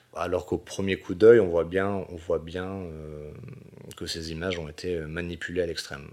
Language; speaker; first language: French; native; French